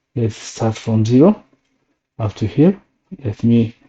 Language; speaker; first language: English; non-native, local second language; Amharic